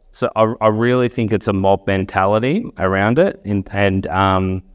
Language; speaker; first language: English; native; English